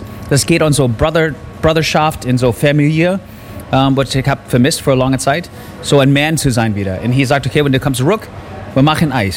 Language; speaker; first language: German; non-native, fluent; English